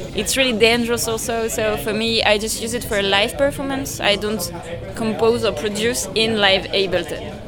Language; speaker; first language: English; non-native, fluent; French